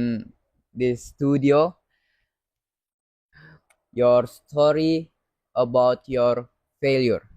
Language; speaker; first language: English; non-native, learner; Indonesian